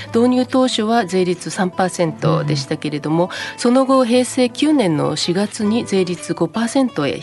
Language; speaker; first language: Japanese; native; Japanese